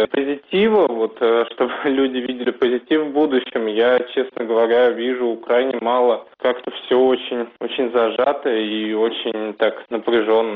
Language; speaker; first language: Russian; native; Russian